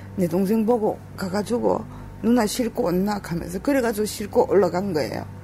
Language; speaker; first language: Korean; native; Korean